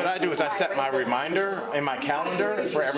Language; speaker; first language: English; native; English